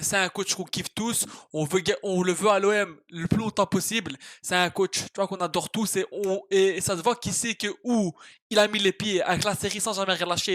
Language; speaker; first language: French; native; French